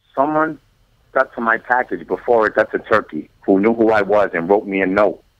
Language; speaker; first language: English; native; English